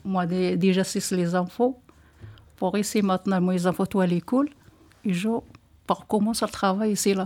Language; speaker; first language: French; non-native, learner; Arabic